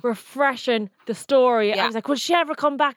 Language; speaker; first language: English; native; English